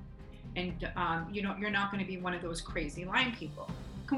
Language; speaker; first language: English; native; English